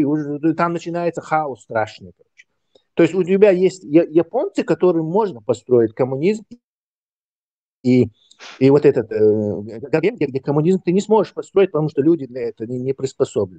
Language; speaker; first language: Russian; non-native, local second language; Chechen